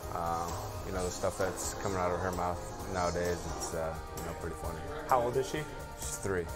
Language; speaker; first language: English; native; English